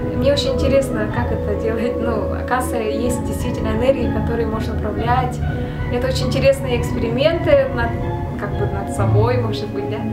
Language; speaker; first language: Russian; non-native, local second language; Yakut